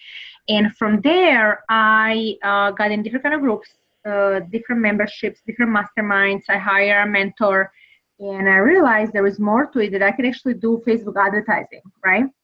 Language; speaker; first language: English; non-native, fluent; Serbian